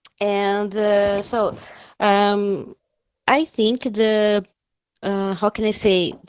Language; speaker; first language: English; non-native, fluent; Portuguese